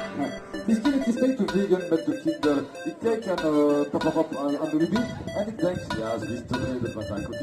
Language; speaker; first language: Dutch; non-native, local second language; French